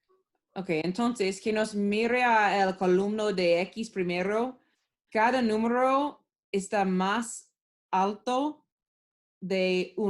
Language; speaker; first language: Spanish; non-native, learner; English